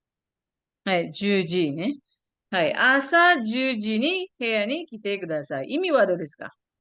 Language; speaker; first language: Japanese; non-native, fluent; Indonesian